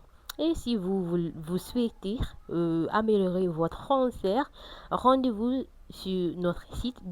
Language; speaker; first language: French; non-native, fluent; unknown